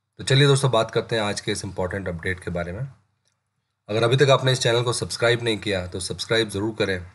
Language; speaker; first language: Hindi; native; Hindi